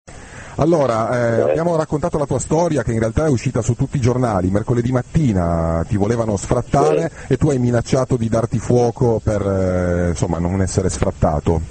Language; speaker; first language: Italian; native; Italian